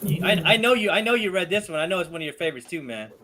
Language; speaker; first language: English; native; English